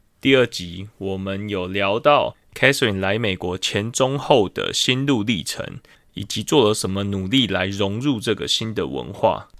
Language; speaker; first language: Chinese; native; Chinese